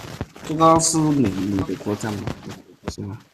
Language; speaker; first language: Chinese; non-native, learner; Vietnamese